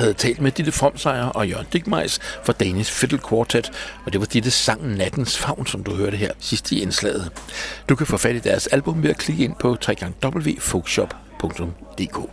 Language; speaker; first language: Danish; native; Danish